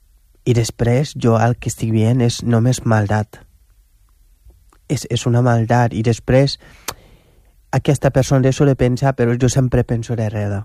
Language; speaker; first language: Catalan; non-native, fluent; Wolof